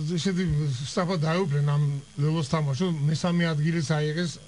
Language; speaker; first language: Georgian; native; Georgian